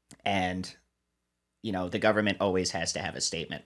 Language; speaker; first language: English; native; English